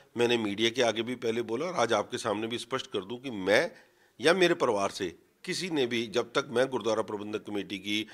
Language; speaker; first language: Hindi; non-native, local second language; Punjabi